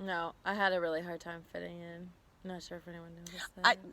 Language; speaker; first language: English; native; English